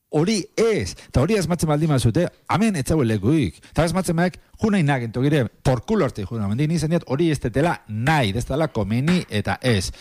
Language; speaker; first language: Basque; native; Basque